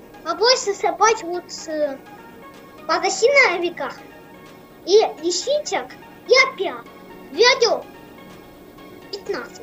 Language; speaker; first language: Russian; native; Russian